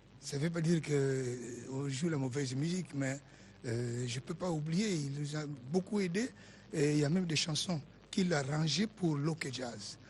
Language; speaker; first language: French; non-native, local second language; Lingala